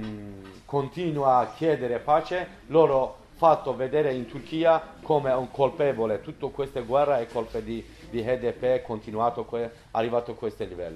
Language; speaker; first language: Italian; non-native, learner; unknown